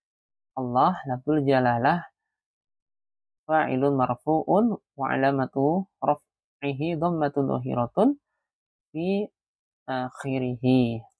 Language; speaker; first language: Arabic; non-native, fluent; Indonesian